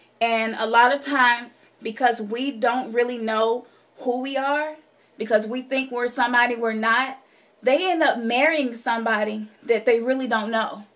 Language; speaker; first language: English; native; English